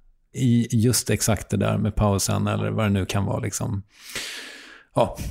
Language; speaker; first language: Swedish; native; Swedish